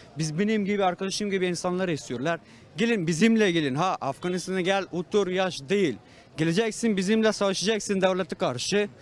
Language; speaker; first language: Turkish; non-native, fluent; Persian